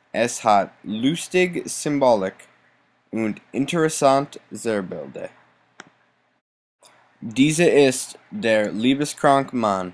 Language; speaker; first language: German; non-native, learner; English